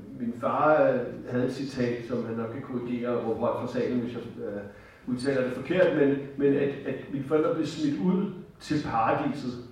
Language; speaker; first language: Danish; native; Danish